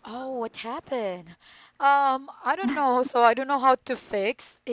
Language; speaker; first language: English; non-native, fluent; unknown